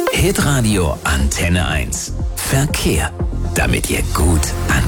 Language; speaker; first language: German; native; German